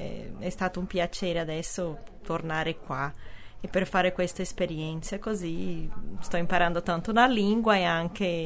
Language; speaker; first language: Italian; non-native, learner; Portuguese